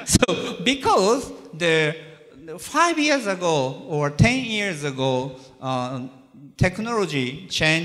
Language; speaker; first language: English; non-native, learner; Japanese